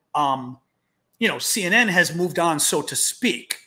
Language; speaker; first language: English; native; English